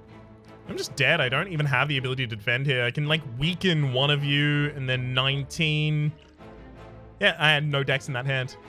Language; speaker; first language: English; native; English